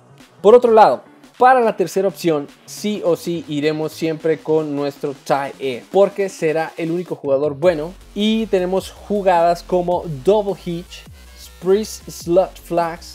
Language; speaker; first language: Spanish; native; Spanish